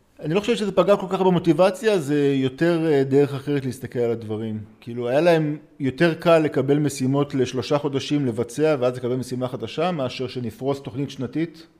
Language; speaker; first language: Hebrew; native; Hebrew